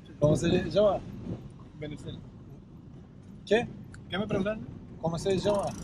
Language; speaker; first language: Spanish; non-native, learner; Turkish